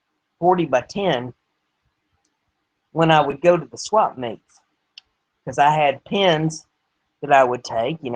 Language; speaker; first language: English; native; English